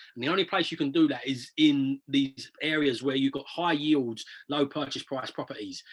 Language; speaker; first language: English; native; English